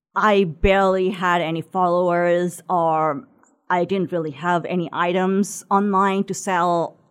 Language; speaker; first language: English; non-native, local second language; Sinhala